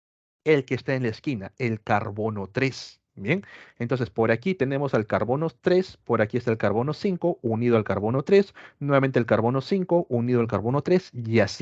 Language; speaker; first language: Spanish; native; Spanish